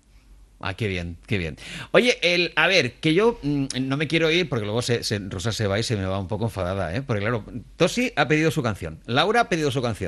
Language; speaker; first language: Spanish; native; Spanish